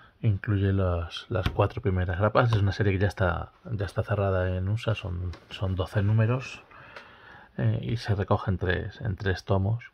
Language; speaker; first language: Spanish; native; Spanish